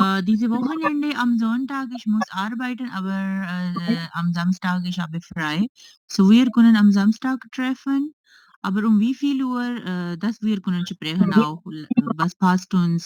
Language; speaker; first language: German; non-native, learner; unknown